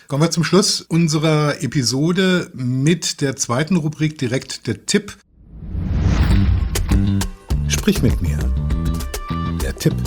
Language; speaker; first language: German; native; German